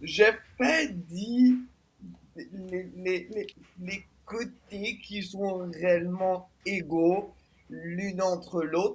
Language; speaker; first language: French; non-native, fluent; Italian